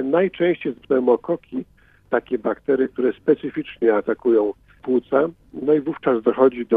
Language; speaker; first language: Polish; native; Polish